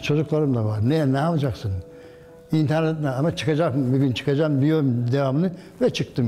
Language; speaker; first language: Turkish; native; Turkish